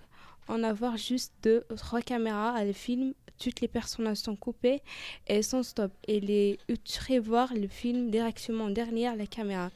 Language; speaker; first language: French; non-native, learner; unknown